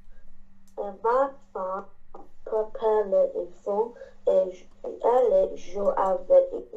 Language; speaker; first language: French; non-native, learner; Chinese